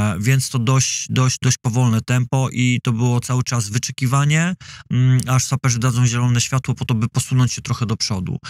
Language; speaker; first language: Polish; native; Polish